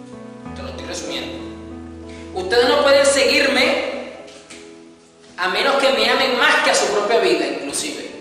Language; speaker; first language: Spanish; native; Spanish